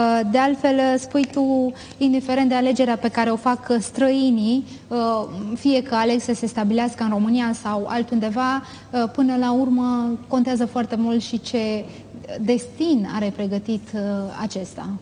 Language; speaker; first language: Romanian; native; Romanian